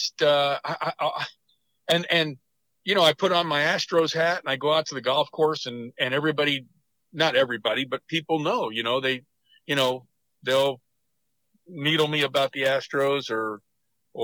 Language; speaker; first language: English; native; English